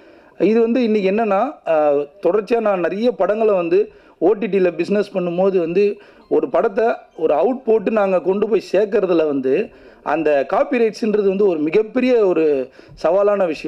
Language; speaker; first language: Tamil; native; Tamil